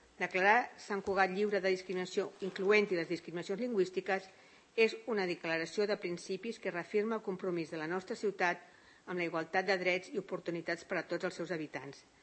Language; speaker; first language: Catalan; native; Catalan